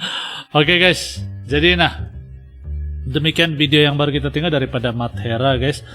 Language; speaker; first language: Indonesian; non-native, local second language; Malay